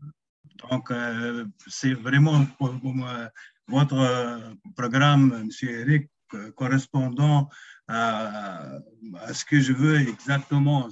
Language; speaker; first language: French; non-native, local second language; Arabic